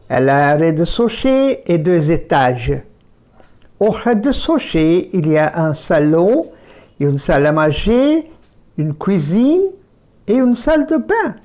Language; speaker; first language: French; non-native, fluent; Bangla